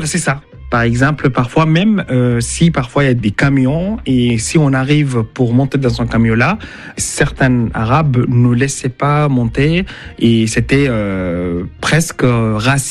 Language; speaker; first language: French; non-native, fluent; Arabic